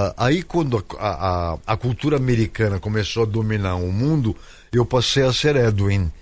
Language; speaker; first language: Portuguese; native; Portuguese